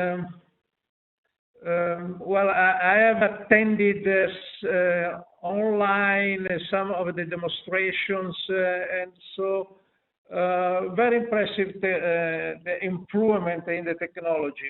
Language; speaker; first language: English; non-native, fluent; Italian